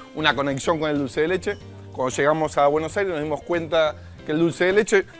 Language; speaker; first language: Spanish; native; Spanish